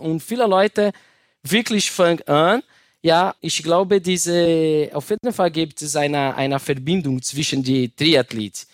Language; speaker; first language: German; non-native, learner; Portuguese